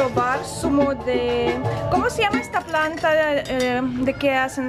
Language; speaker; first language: Spanish; non-native, fluent; Russian